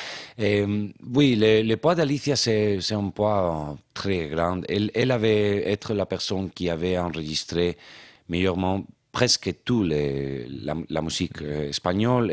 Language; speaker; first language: French; non-native, fluent; Spanish